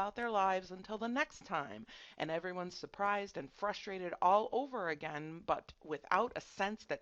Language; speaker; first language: English; native; English